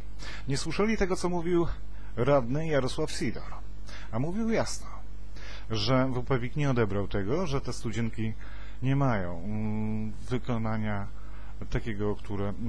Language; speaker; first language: Polish; native; Polish